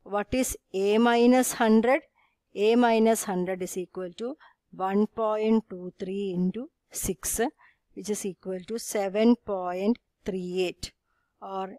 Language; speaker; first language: English; non-native, local second language; Malayalam